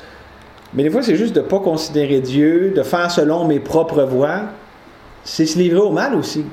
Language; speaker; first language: French; native; French